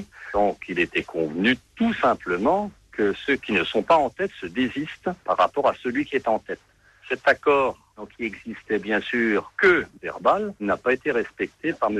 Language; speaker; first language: French; native; French